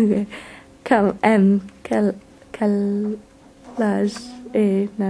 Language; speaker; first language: French; non-native, learner; English